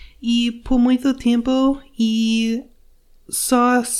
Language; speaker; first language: Portuguese; non-native, learner; English